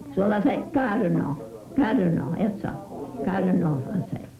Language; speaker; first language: English; non-native, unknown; Italian